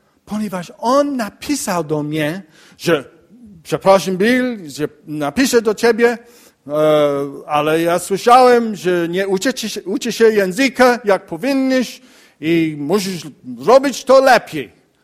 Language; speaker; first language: Polish; non-native, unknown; English